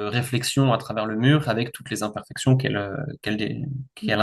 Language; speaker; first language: French; native; French